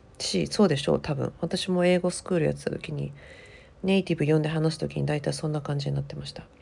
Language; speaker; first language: Japanese; native; Japanese